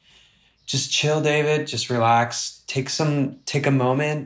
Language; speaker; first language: English; native; English